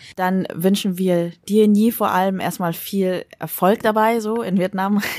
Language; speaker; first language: German; early bilingual, other home language; Vietnamese